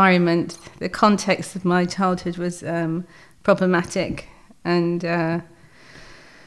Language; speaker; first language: English; native; English